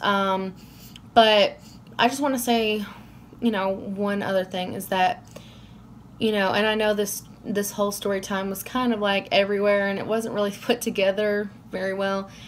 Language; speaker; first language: English; native; English